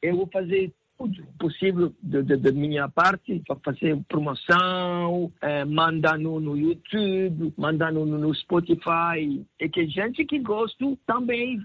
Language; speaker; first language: Portuguese; non-native, learner; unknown